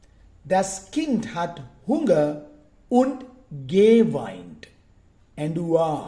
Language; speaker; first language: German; non-native, fluent; Sinhala